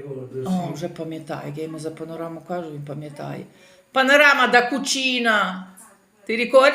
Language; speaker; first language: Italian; non-native, learner; Ukrainian